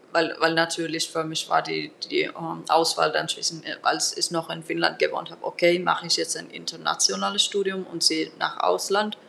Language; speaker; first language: German; non-native, fluent; Finnish